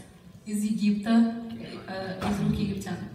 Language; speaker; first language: Russian; early bilingual, heritage; Russian